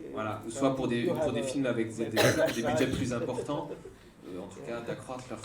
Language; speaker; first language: French; native; French